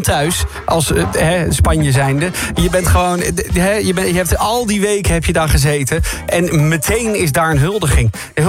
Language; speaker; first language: Dutch; native; Dutch